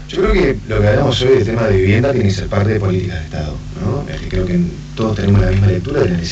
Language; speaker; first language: Spanish; native; Spanish